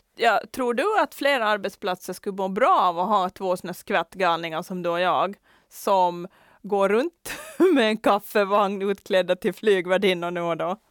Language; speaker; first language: Swedish; native; Swedish